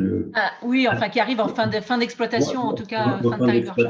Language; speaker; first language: French; native; French